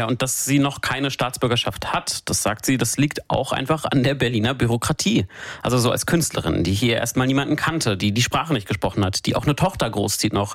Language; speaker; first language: German; native; German